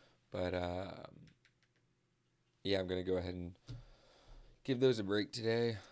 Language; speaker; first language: English; native; English